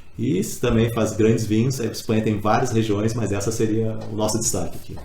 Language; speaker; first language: Portuguese; native; Portuguese